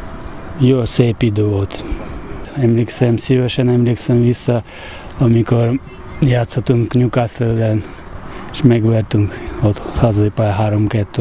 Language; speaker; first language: Hungarian; non-native, learner; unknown